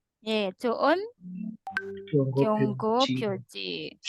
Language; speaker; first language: Korean; non-native, fluent; Indonesian